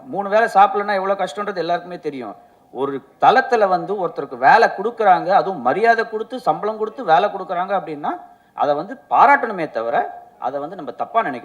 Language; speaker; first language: Tamil; native; Tamil